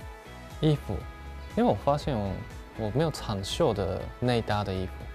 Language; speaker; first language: Chinese; non-native, fluent; Japanese